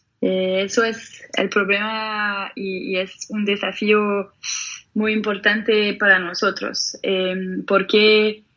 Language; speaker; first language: Spanish; non-native, fluent; French